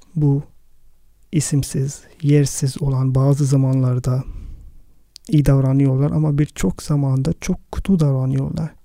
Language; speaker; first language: Turkish; non-native, fluent; Arabic